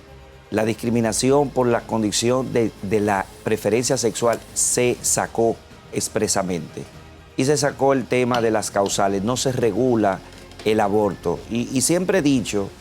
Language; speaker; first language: Spanish; native; Spanish